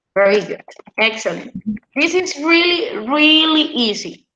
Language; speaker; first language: English; non-native, fluent; Spanish